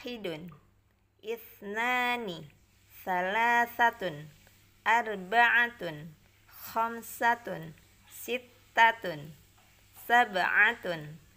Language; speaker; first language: Arabic; non-native, fluent; Indonesian